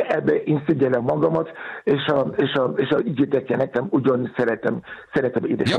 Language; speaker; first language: Hungarian; non-native, learner; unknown